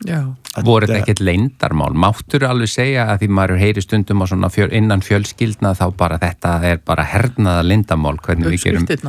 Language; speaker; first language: Icelandic; native; Icelandic